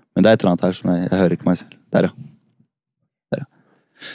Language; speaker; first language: Norwegian; early bilingual, other home language; Spanish